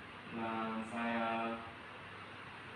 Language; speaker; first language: Indonesian; non-native, learner; English